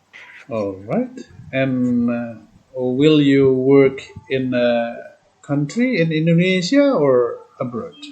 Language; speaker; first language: English; non-native, fluent; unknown